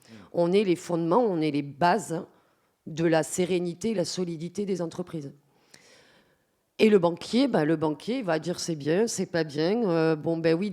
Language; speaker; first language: French; native; French